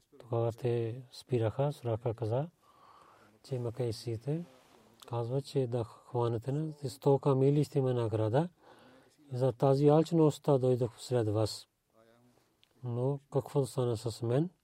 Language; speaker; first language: Bulgarian; non-native, learner; Urdu